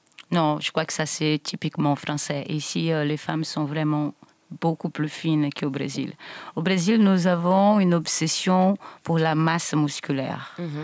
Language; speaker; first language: French; non-native, fluent; Portuguese